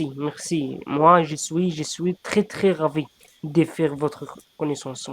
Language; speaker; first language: French; non-native, learner; Arabic